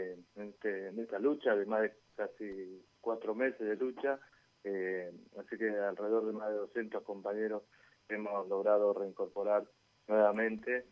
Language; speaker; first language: Spanish; native; Spanish